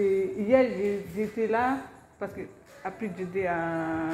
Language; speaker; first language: French; non-native, learner; Filipino